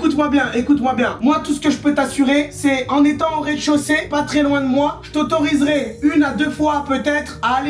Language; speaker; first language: French; native; French